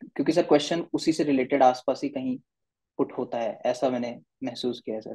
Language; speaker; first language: Hindi; native; Hindi